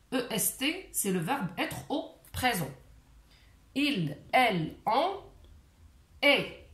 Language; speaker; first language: French; non-native, local second language; Arabic